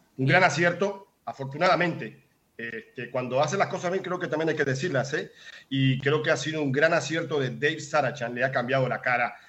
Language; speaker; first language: Spanish; native; Spanish